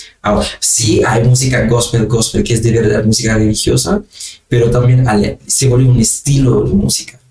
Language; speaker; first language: Spanish; non-native, fluent; Haitian Creole